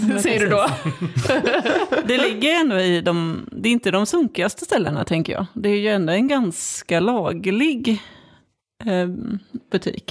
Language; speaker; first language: Swedish; native; Swedish